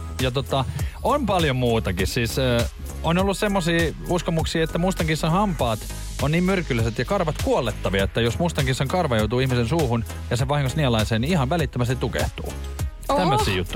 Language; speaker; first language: Finnish; native; Finnish